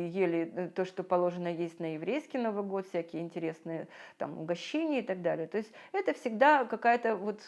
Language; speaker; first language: Russian; native; Russian